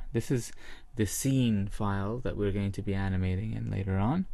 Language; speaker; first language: English; native; English